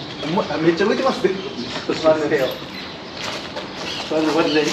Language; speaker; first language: Japanese; native; Japanese